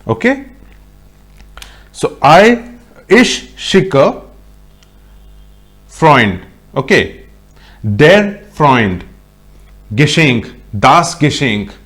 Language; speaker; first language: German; non-native, fluent; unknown